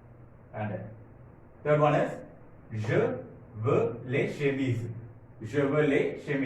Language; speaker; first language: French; non-native, fluent; Tamil